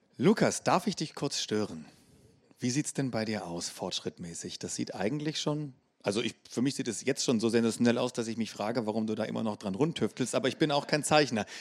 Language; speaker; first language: German; native; German